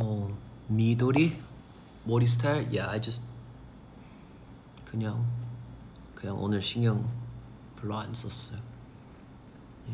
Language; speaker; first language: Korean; non-native, fluent; English